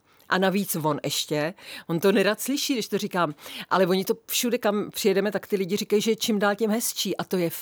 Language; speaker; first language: Czech; native; Czech